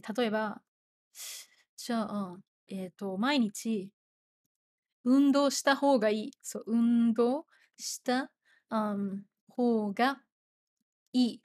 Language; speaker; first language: Japanese; native; Japanese